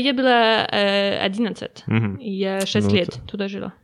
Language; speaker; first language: Russian; non-native, learner; French